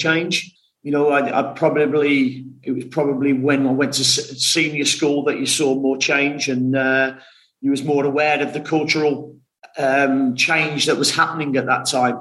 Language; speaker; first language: English; native; English